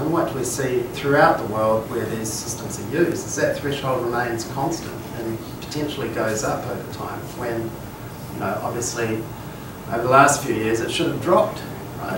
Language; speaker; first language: English; native; English